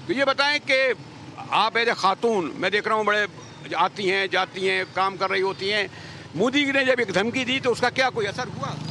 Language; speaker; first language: Urdu; native; Urdu